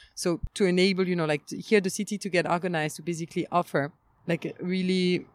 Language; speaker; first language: English; non-native, fluent; French